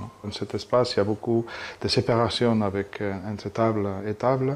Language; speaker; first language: French; non-native, fluent; Catalan